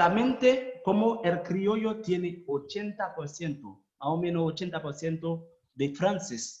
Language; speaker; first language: Spanish; non-native, fluent; Haitian Creole